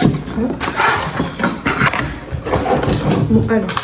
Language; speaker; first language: French; native; French